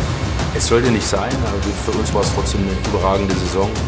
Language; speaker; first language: German; native; German